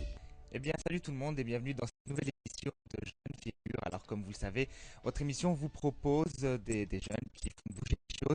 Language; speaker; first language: French; native; French